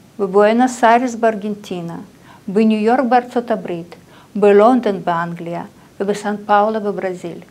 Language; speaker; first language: Hebrew; non-native, fluent; Russian